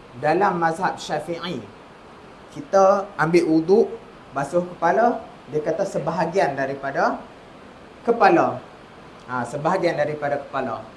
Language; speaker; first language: Malay; native; Malay